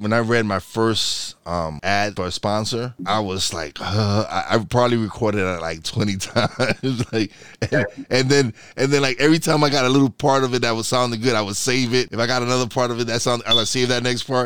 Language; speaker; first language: English; early bilingual, other home language; Spanish